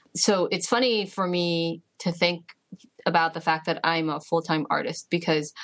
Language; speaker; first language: English; early bilingual, other home language; Chinese